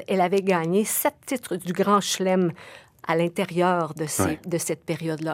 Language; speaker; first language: French; native; French